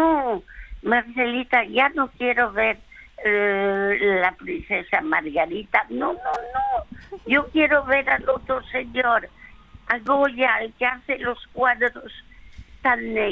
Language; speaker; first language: Spanish; early bilingual, other home language; French